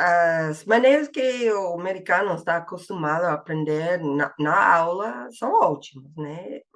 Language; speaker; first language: Portuguese; non-native, fluent; English